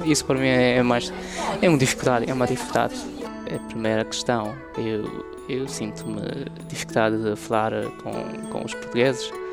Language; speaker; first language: Portuguese; non-native, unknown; Chinese